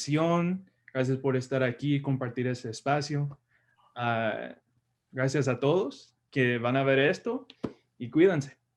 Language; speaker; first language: Spanish; early bilingual, heritage; Spanish